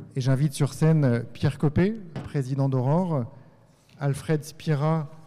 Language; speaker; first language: French; native; French